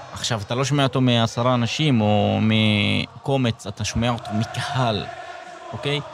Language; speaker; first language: Hebrew; non-native, local second language; Arabic